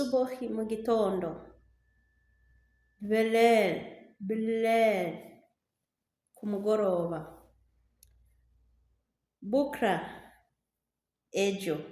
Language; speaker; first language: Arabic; non-native, learner; Rundi